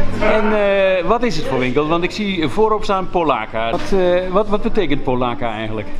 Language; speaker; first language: Dutch; native; Dutch